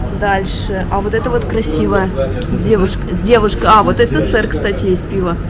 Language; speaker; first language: Russian; native; Russian